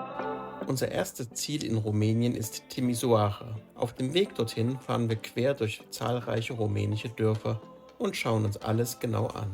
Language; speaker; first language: German; native; German